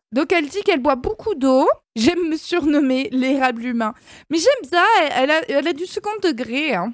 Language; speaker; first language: French; native; French